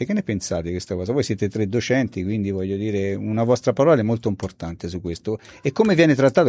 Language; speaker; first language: Italian; native; Italian